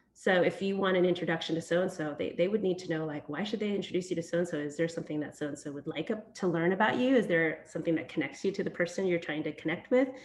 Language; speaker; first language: English; early bilingual, other home language; Vietnamese